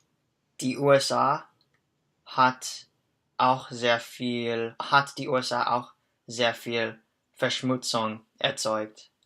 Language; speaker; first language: German; non-native, learner; English